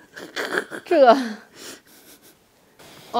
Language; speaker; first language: Chinese; native; Chinese